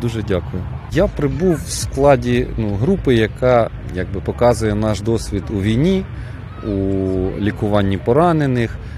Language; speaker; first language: Ukrainian; native; Ukrainian